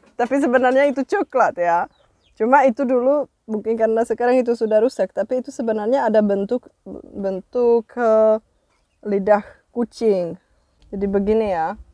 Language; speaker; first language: Indonesian; non-native, fluent; Czech